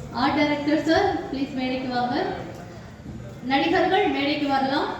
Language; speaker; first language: Tamil; native; Tamil